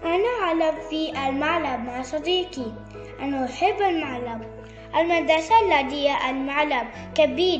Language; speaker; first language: Arabic; non-native, learner; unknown